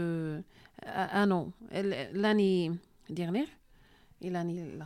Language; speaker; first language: French; non-native, learner; Arabic